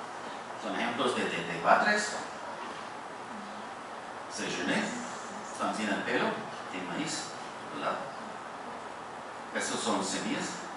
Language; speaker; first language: Spanish; non-native, fluent; English